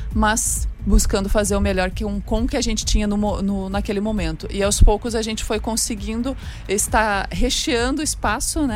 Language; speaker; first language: Portuguese; native; Portuguese